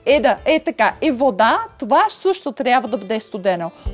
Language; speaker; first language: Bulgarian; non-native, learner; English